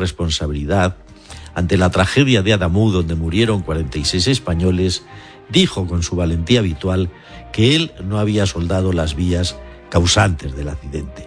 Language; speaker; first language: Spanish; native; Spanish